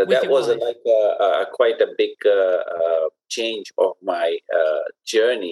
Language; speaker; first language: English; non-native, local second language; Urdu